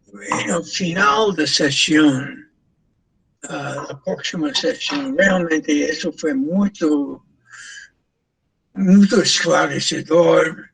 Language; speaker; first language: Portuguese; non-native, fluent; English